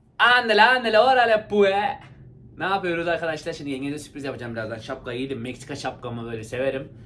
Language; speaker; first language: Turkish; native; Turkish